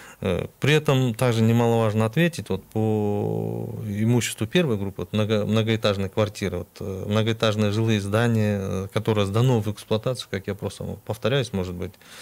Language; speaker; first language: Russian; non-native, local second language; Kyrgyz